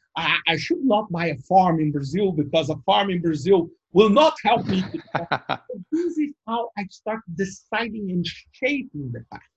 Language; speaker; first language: English; non-native, fluent; Portuguese